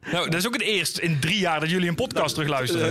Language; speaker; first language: Dutch; native; Dutch